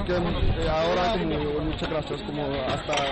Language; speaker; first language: Spanish; non-native, learner; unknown